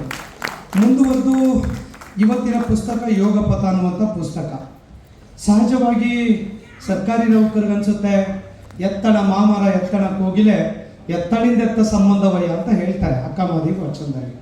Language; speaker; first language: Kannada; native; Kannada